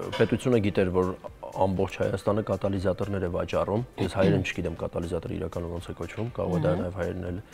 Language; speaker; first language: Armenian; native; Armenian